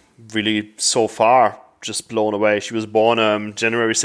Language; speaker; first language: English; non-native, fluent; German